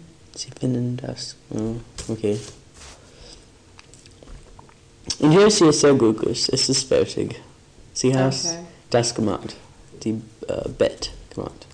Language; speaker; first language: German; non-native, learner; English